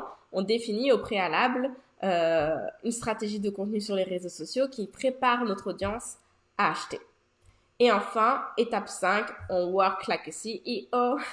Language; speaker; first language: French; native; French